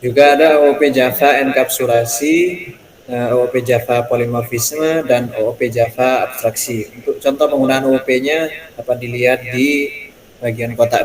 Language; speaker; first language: Indonesian; native; Indonesian